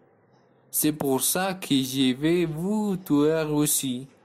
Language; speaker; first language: French; non-native, learner; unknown